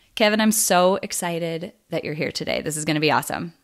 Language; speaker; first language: English; native; English